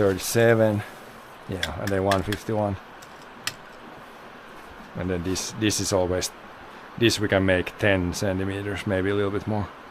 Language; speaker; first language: English; non-native, fluent; Swedish